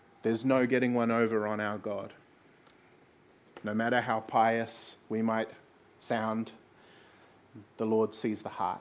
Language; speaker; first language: English; native; English